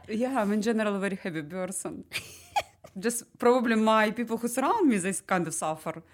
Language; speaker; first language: English; non-native, learner; Ukrainian